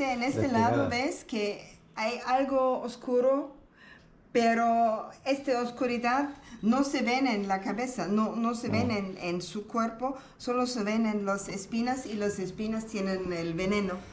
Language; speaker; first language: Spanish; non-native, learner; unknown